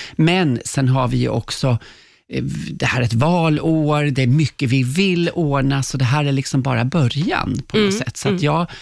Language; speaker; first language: Swedish; native; Swedish